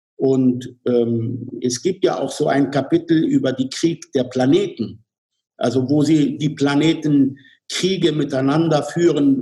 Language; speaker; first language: German; non-native, fluent; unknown